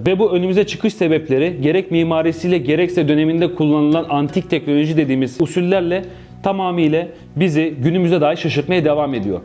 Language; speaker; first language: Turkish; native; Turkish